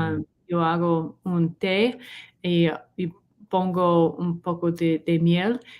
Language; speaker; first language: Spanish; non-native, learner; English